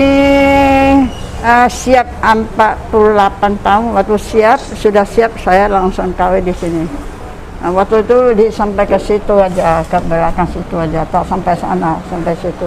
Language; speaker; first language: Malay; non-native, local second language; Min Nan Chinese